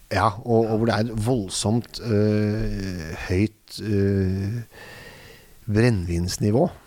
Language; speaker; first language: Norwegian; native; Norwegian